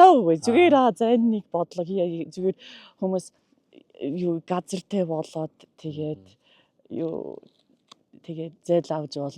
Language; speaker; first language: Mongolian; non-native, learner; English